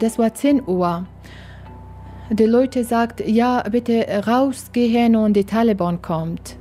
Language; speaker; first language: German; non-native, learner; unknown